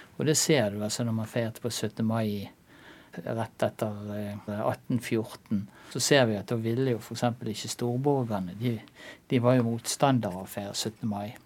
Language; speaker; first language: Norwegian; native; Norwegian